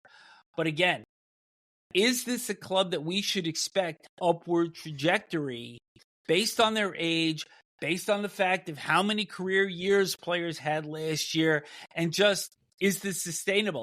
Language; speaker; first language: English; native; English